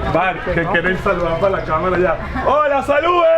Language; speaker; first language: Spanish; native; Spanish